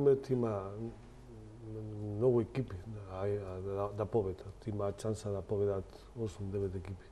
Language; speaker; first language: Macedonian; non-native, learner; Spanish